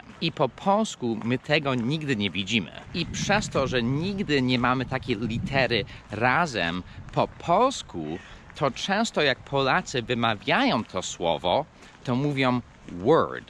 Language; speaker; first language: Polish; non-native, fluent; English